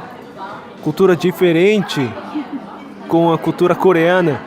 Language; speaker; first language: Portuguese; non-native, learner; Korean